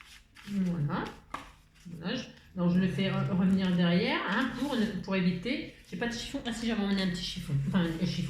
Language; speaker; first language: French; native; French